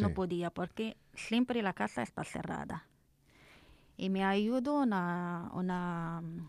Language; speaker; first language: Spanish; non-native, learner; Arabic